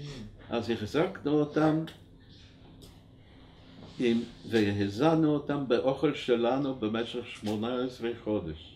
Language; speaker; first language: Hebrew; non-native, fluent; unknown